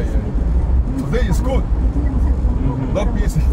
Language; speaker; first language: English; non-native, learner; Cantonese